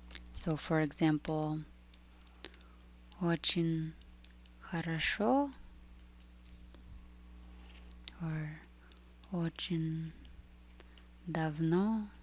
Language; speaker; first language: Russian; non-native, fluent; English